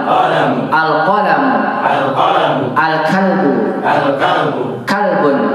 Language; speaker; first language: Arabic; non-native, fluent; Indonesian